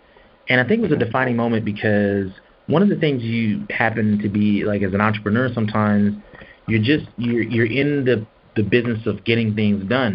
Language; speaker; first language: English; native; English